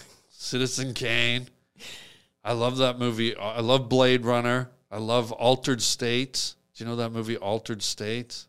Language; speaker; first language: English; native; English